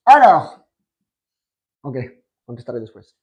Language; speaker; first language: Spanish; non-native, fluent; French